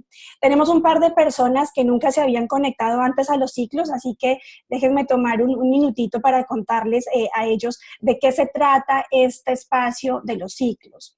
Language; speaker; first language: Spanish; native; Spanish